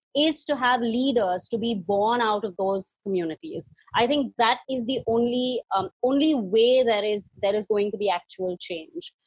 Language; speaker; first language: English; non-native, local second language; Hindi